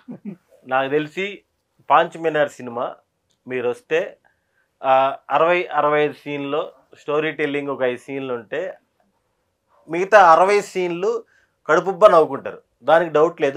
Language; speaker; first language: Telugu; native; Telugu